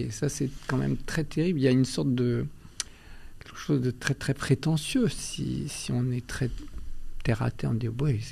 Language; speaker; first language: French; early bilingual, other home language; Albanian